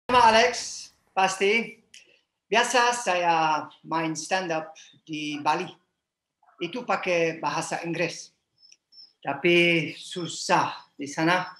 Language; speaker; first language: Indonesian; non-native, learner; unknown